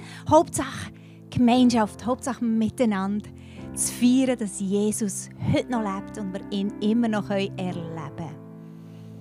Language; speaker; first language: German; native; German